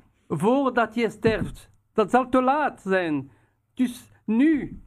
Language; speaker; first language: Dutch; non-native, fluent; Riffian